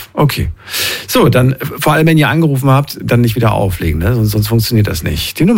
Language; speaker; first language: German; native; German